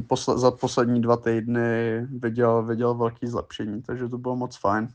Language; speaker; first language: Czech; native; Czech